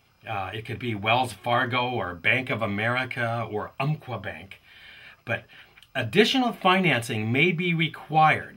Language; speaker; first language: English; native; English